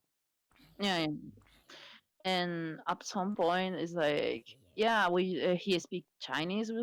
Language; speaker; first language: English; non-native, learner; Spanish